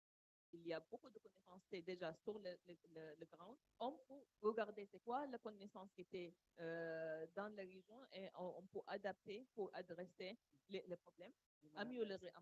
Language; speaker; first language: French; non-native, learner; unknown